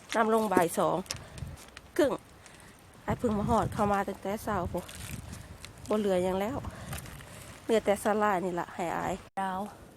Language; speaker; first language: Thai; native; Thai